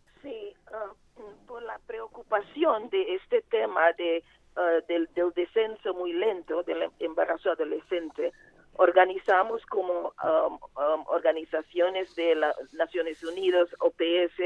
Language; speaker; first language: Spanish; non-native, fluent; Portuguese